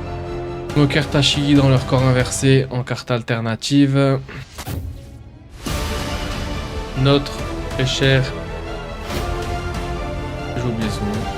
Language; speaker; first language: French; native; French